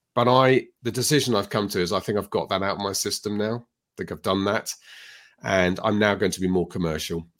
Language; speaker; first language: English; native; English